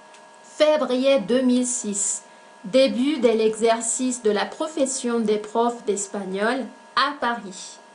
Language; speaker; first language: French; non-native, fluent; Spanish